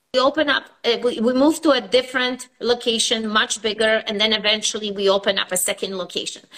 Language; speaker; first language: English; non-native, fluent; Polish